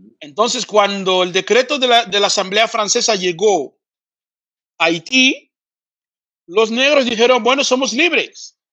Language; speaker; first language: Spanish; early bilingual, other home language; Fang